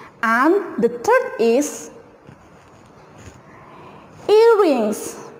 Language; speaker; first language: English; non-native, fluent; Indonesian